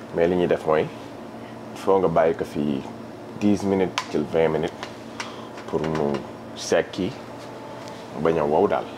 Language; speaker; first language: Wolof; early bilingual, heritage; Wolof